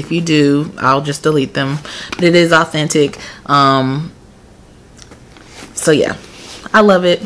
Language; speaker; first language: English; native; English